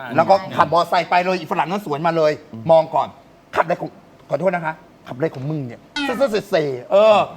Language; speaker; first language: Thai; native; Thai